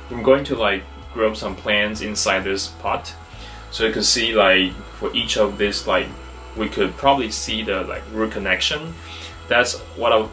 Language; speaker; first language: English; non-native, fluent; Chinese